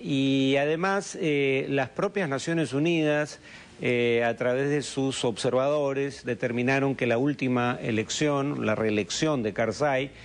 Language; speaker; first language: Spanish; native; Spanish